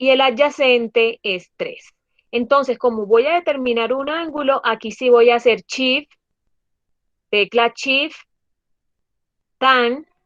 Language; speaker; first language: Spanish; native; Spanish